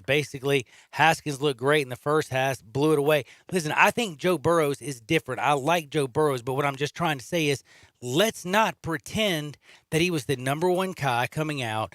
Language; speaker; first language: English; native; English